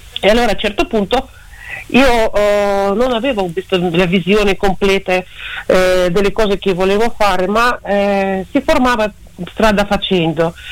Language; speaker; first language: Italian; non-native, fluent; Russian